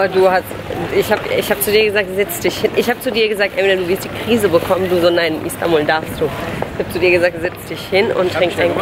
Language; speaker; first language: German; early bilingual, other home language; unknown